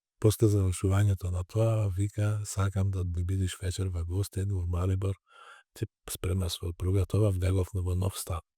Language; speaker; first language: Macedonian; native; Macedonian